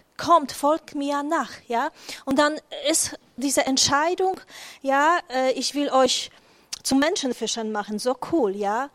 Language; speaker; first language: German; non-native, fluent; Polish